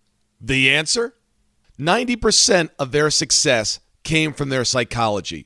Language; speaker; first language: English; native; English